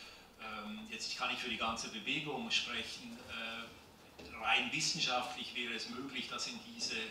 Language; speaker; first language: German; native; German